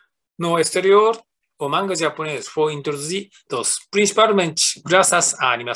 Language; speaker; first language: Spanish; non-native, fluent; Japanese